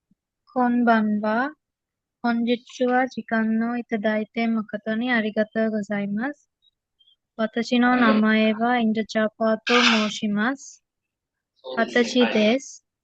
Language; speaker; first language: Japanese; non-native, learner; Sinhala